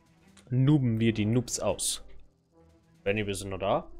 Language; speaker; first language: German; native; German